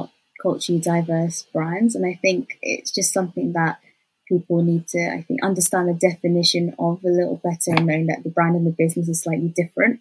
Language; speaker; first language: English; native; English